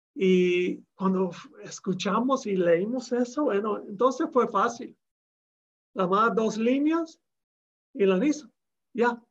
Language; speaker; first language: Spanish; early bilingual, heritage; Spanish